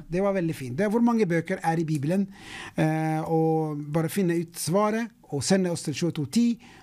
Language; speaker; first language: Norwegian; non-native, fluent; English